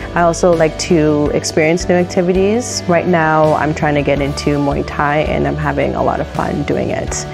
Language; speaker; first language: English; native; English